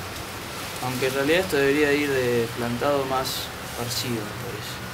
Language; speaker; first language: Spanish; native; Spanish